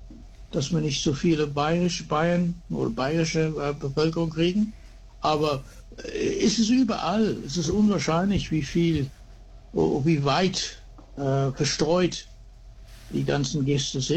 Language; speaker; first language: German; early bilingual, heritage; German